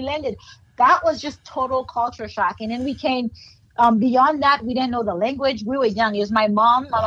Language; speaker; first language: English; non-native, fluent; Haitian Creole